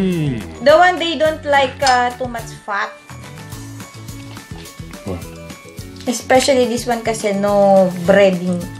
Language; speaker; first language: English; non-native, learner; Filipino